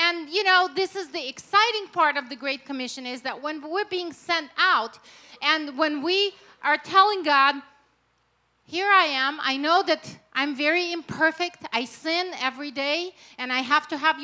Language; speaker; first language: English; non-native, fluent; Russian